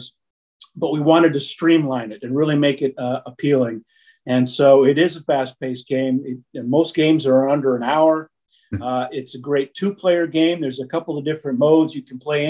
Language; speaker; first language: English; native; English